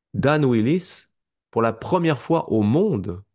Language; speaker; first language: French; native; French